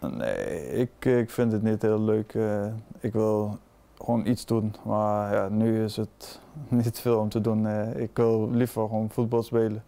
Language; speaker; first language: Dutch; non-native, fluent; Danish